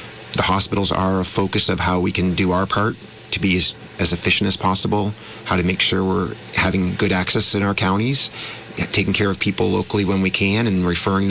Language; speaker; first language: English; native; English